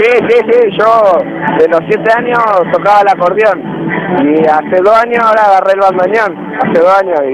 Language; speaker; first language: Spanish; native; Spanish